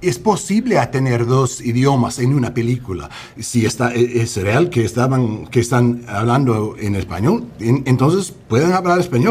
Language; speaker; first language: Spanish; early bilingual, heritage; English